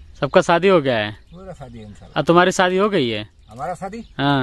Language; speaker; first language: Hindi; native; Hindi